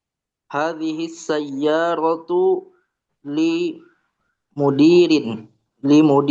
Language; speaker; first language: Arabic; non-native, learner; Indonesian